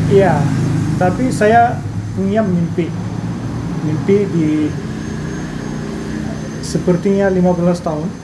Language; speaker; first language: Indonesian; non-native, learner; Turkish